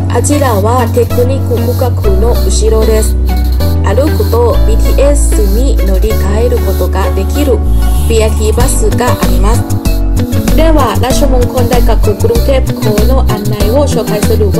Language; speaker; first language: Japanese; non-native, learner; Thai